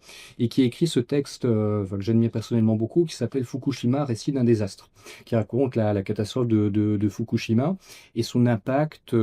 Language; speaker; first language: French; native; French